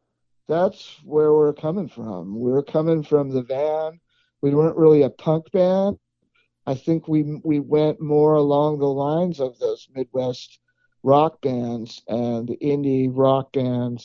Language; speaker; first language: English; native; English